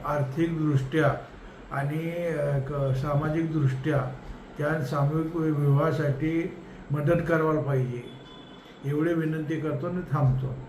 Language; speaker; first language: Marathi; non-native, local second language; Bhili